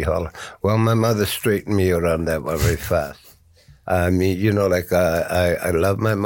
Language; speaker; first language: English; native; English